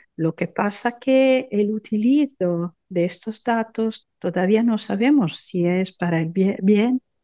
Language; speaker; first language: Spanish; non-native, fluent; Italian